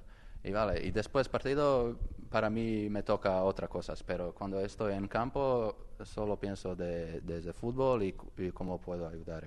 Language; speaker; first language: Spanish; non-native, learner; Croatian